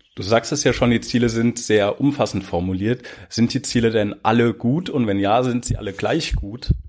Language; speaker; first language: German; native; German